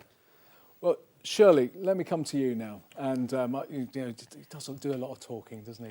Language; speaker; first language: English; native; English